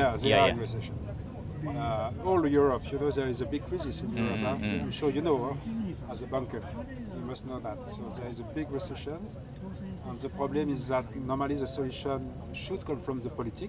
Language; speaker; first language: English; non-native, fluent; French